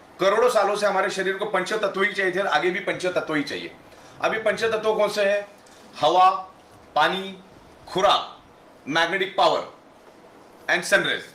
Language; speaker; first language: Hindi; non-native, local second language; Gujarati